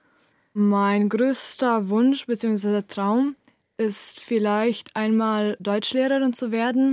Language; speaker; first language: German; non-native, fluent; Slovenian